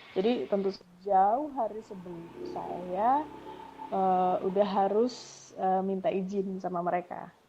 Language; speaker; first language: Indonesian; native; Indonesian